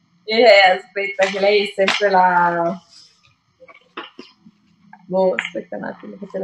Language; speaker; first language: Italian; native; Italian